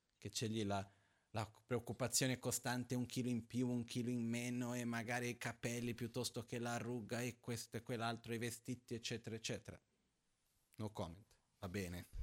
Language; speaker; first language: Italian; non-native, fluent; Portuguese